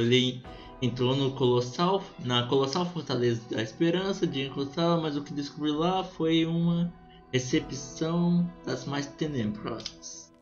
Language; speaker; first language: Portuguese; native; Portuguese